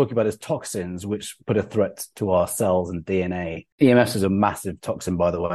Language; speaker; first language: English; native; English